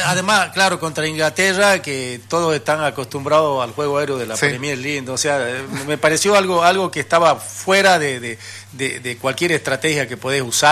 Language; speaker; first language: Spanish; native; Spanish